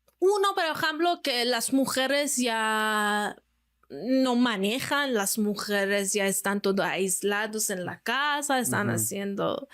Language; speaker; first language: Spanish; non-native, fluent; Persian